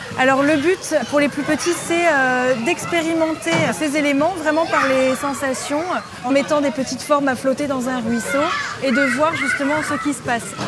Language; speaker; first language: French; native; French